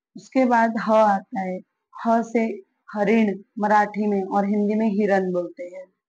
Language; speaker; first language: Hindi; native; Hindi